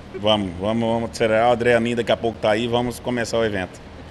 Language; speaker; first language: Portuguese; native; Portuguese